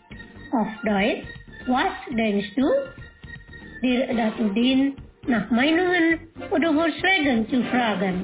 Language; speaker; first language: German; non-native, fluent; Indonesian